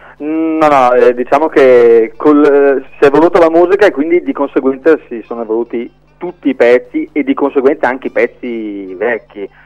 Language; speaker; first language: Italian; native; Italian